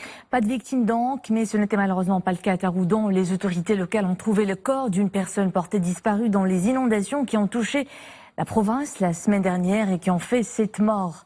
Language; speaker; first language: French; non-native, local second language; Arabic